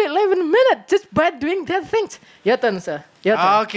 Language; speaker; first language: English; non-native, learner; Indonesian